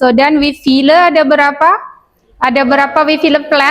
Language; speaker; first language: German; non-native, learner; Indonesian